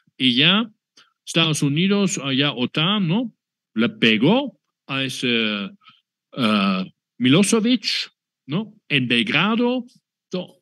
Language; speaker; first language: Spanish; non-native, fluent; German